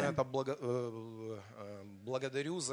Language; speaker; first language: Russian; native; Russian